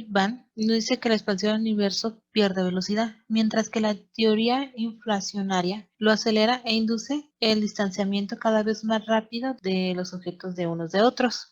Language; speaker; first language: Spanish; native; Spanish